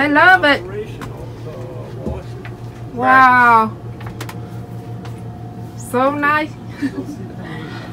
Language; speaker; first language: English; non-native, learner; Vietnamese